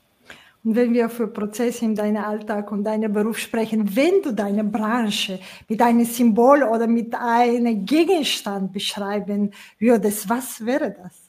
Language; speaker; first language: German; non-native, fluent; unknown